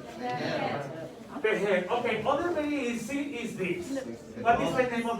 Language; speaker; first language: English; non-native, learner; Spanish